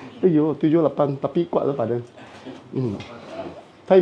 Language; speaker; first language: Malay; non-native, local second language; Cantonese